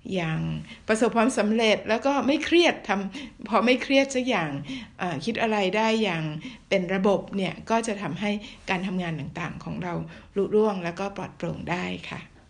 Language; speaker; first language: Thai; native; Thai